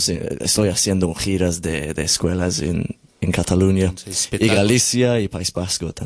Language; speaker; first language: Spanish; non-native, learner; English